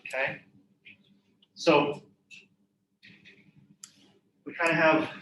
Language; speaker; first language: English; native; English